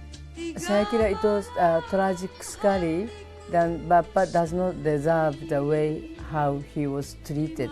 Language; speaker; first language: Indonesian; non-native, fluent; Japanese